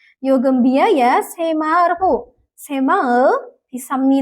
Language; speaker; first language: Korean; non-native, fluent; Indonesian